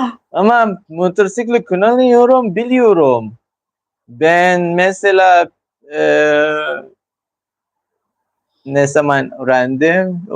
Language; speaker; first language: Turkish; non-native, learner; Filipino